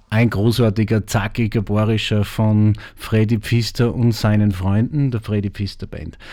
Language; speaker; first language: German; native; German